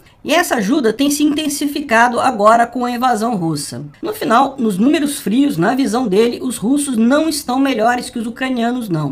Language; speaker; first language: Portuguese; native; Portuguese